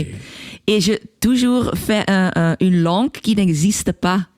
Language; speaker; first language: French; non-native, local second language; Dutch